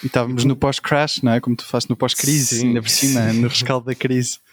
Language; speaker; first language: Portuguese; native; Portuguese